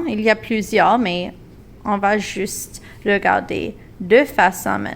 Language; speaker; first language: French; non-native, local second language; English